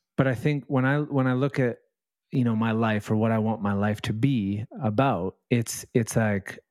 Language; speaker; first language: English; native; English